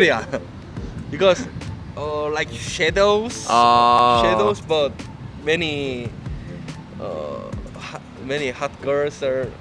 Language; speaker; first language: English; non-native, learner; Korean